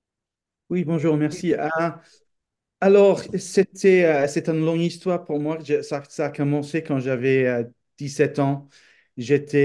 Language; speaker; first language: French; non-native, fluent; English